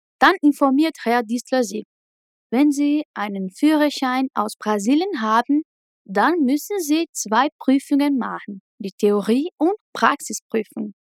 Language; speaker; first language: German; non-native, fluent; Portuguese